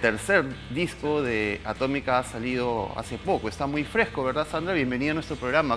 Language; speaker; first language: Spanish; native; Spanish